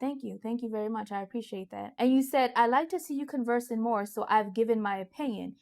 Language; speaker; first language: English; native; English